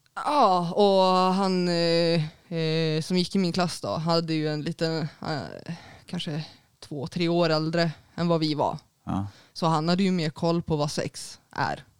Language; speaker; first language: Swedish; native; Swedish